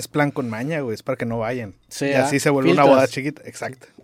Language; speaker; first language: Spanish; native; Spanish